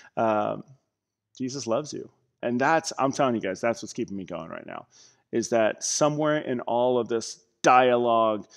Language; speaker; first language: English; native; English